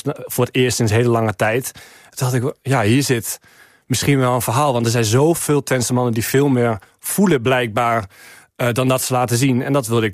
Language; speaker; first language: Dutch; native; Dutch